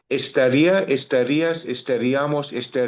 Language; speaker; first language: Spanish; non-native, fluent; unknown